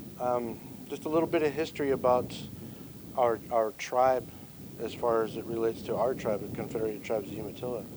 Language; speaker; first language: English; native; English